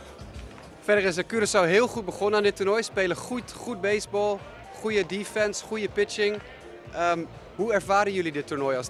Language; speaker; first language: Dutch; native; Dutch